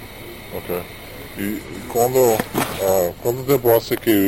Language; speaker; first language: Spanish; non-native, learner; English